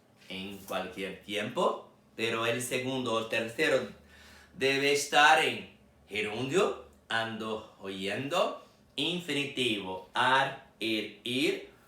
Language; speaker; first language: Spanish; non-native, fluent; Portuguese